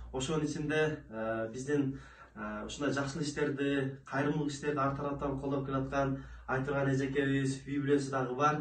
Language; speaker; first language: Kyrgyz; native; Kyrgyz